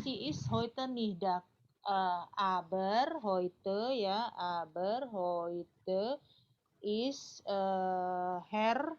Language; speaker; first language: German; non-native, fluent; Indonesian